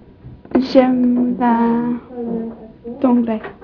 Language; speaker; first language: French; non-native, learner; English